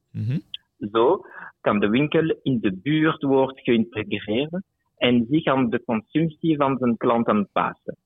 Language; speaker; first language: Dutch; non-native, local second language; French